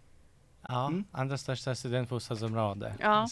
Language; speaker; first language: Swedish; non-native, fluent; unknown